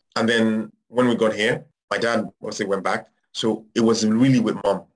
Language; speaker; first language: English; non-native, local second language; Yoruba